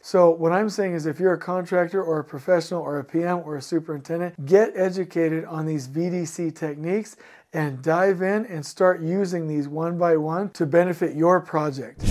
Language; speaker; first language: English; native; English